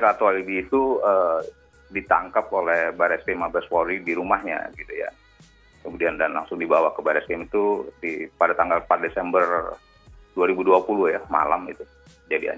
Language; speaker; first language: Indonesian; native; Indonesian